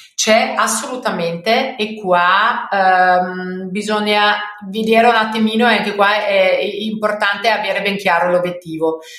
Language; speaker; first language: Italian; non-native, fluent; German